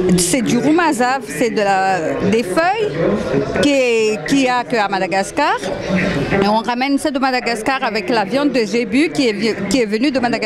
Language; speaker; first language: French; non-native, local second language; Malagasy